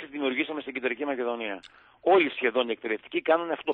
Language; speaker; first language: Greek; native; Greek